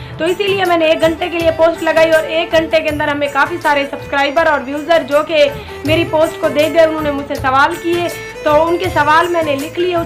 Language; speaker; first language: Urdu; native; Urdu